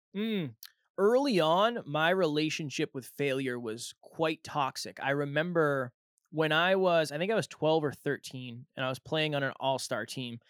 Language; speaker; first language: English; native; English